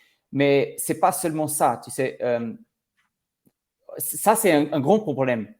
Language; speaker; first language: French; non-native, learner; Portuguese